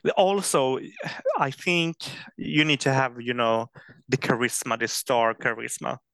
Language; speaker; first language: English; non-native, fluent; Swedish